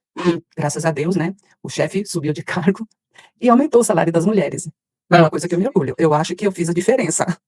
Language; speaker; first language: Portuguese; early bilingual, other home language; Spanish